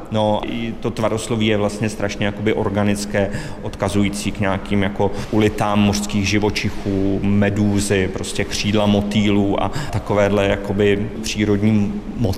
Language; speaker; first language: Czech; native; Czech